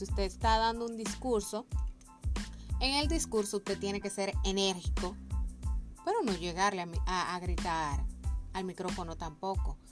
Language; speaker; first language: Spanish; native; Spanish